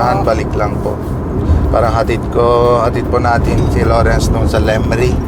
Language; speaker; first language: Filipino; non-native, learner; Punjabi